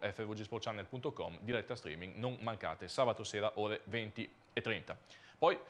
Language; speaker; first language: Italian; native; Italian